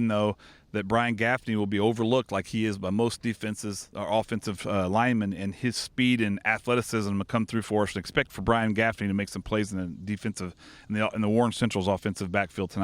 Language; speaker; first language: English; native; English